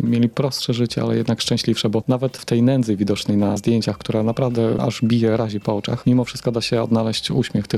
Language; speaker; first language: Polish; native; Polish